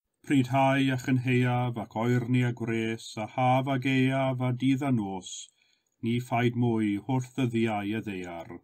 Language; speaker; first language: Welsh; native; Welsh